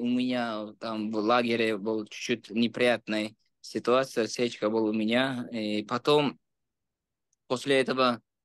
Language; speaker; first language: Russian; non-native, local second language; Uzbek